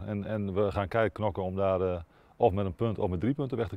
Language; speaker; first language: Dutch; native; Dutch